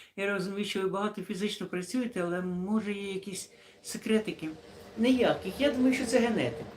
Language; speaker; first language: Ukrainian; non-native, local second language; Russian